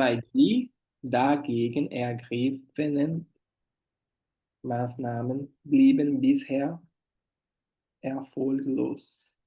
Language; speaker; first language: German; non-native, fluent; Portuguese